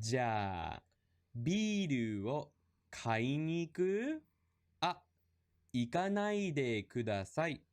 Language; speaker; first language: Japanese; non-native, fluent; English